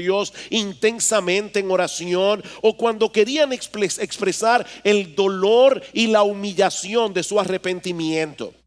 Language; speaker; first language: Spanish; native; Spanish